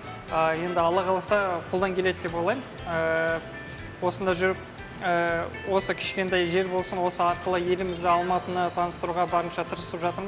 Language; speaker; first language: Kazakh; native; Kazakh